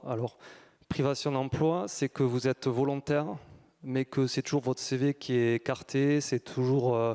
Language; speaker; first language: French; native; French